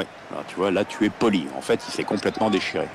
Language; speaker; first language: French; native; French